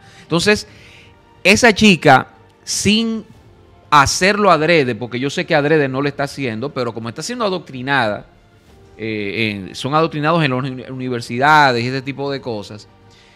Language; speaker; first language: Spanish; native; Spanish